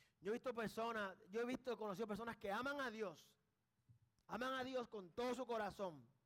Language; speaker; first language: Spanish; early bilingual, heritage; Spanish